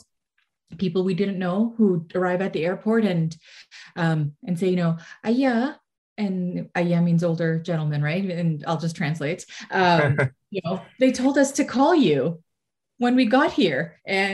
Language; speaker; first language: English; native; English